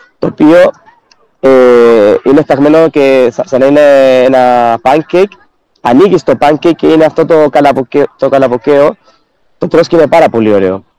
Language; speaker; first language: Greek; non-native, fluent; Spanish